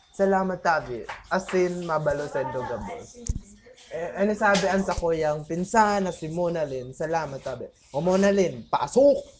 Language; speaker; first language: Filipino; non-native, local second language; Bikol